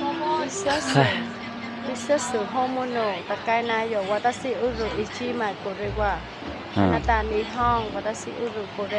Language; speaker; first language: Japanese; non-native, learner; Vietnamese